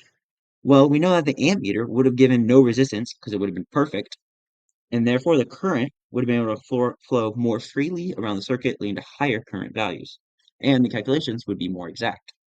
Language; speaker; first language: English; native; English